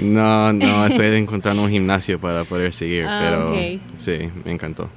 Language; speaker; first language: Spanish; early bilingual, heritage; Spanish